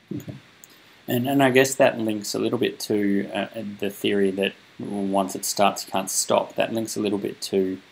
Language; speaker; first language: English; native; English